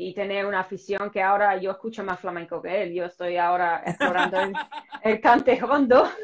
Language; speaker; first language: Spanish; non-native, fluent; English